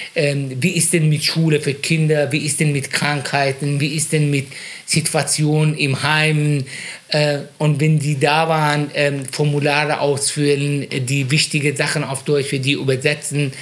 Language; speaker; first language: German; non-native, fluent; Persian